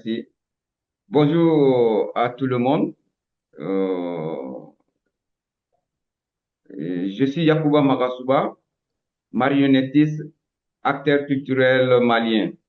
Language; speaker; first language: French; non-native, local second language; Bambara